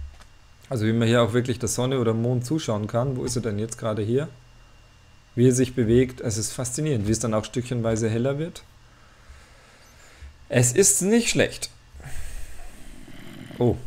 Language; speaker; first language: German; native; German